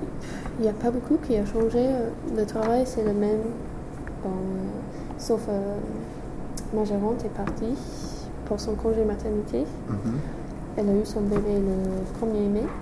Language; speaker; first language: French; non-native, fluent; English